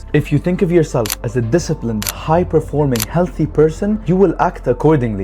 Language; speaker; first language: English; non-native, fluent; Arabic